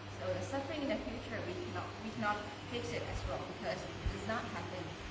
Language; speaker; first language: English; non-native, fluent; Thai